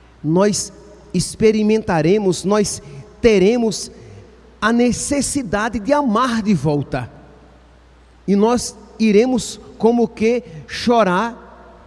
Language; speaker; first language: Portuguese; native; Portuguese